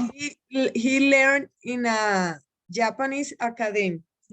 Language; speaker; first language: English; non-native, learner; Spanish